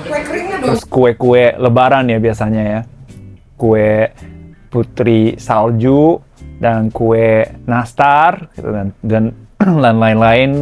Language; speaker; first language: Indonesian; non-native, fluent; Japanese